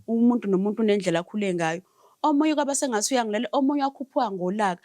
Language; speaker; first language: Zulu; native; Zulu